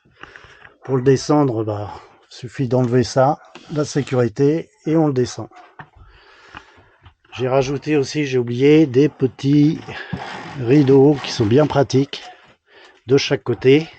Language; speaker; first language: French; native; French